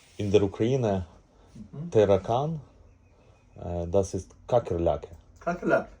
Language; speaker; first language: German; non-native, learner; Ukrainian